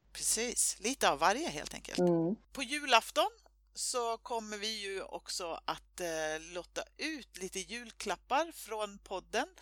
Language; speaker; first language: Swedish; native; Swedish